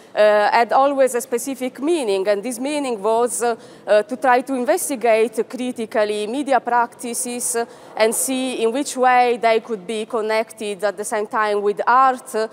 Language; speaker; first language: English; non-native, fluent; Italian